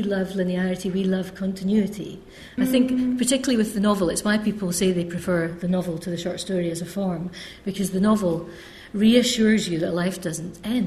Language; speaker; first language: English; native; English